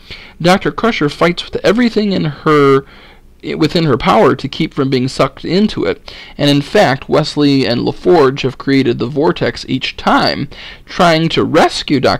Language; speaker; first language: English; native; English